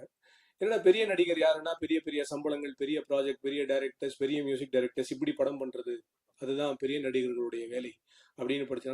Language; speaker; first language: Tamil; native; Tamil